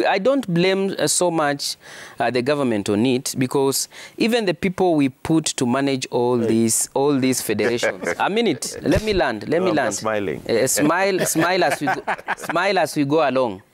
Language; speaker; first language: English; non-native, local second language; Swahili